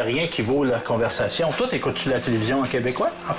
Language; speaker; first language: French; native; French